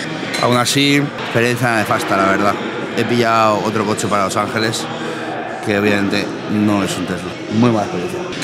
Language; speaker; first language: Spanish; native; Spanish